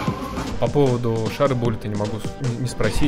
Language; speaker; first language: Russian; native; Russian